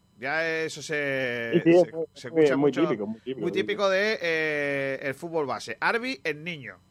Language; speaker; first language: Spanish; native; Spanish